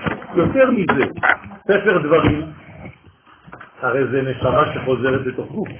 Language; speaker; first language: Hebrew; non-native, fluent; French